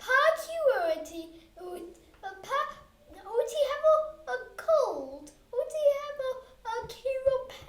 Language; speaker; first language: Welsh; non-native, local second language; English